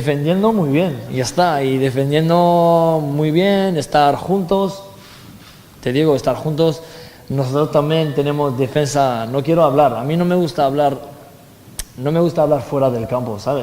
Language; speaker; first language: Spanish; non-native, fluent; French